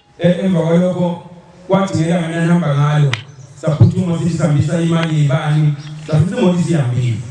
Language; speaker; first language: Zulu; native; Zulu